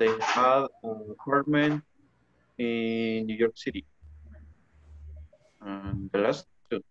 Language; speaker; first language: English; non-native, learner; Spanish